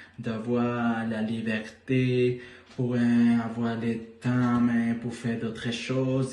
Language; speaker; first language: French; non-native, learner; Spanish